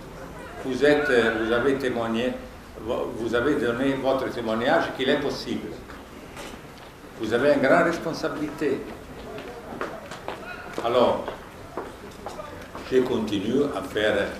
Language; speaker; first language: French; non-native, fluent; Italian